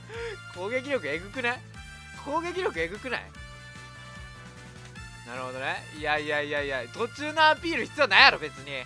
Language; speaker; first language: Japanese; native; Japanese